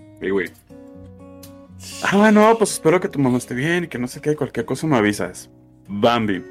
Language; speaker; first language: Spanish; native; Spanish